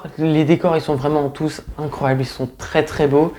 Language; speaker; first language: French; native; French